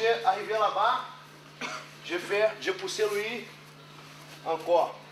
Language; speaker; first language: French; non-native, learner; Portuguese